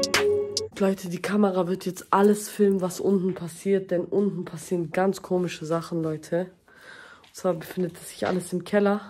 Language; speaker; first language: German; native; German